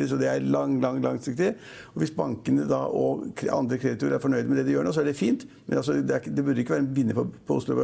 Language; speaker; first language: Norwegian; native; Norwegian